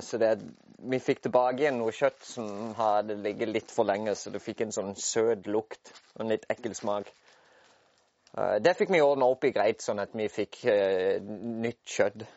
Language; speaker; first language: Norwegian; native; Norwegian